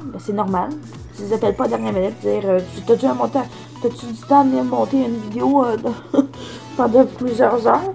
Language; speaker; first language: French; native; French